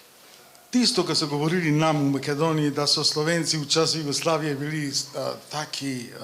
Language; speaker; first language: Slovenian; non-native, fluent; Macedonian